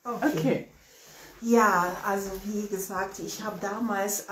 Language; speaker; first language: German; non-native, fluent; Ewe